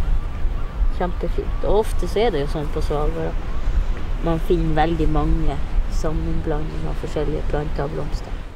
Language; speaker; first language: Norwegian; native; Norwegian